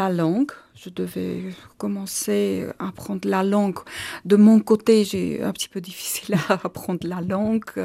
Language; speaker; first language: French; non-native, fluent; Armenian